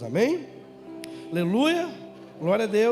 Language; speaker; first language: Portuguese; native; Portuguese